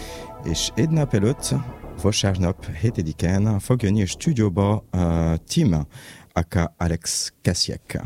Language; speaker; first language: Hungarian; non-native, learner; French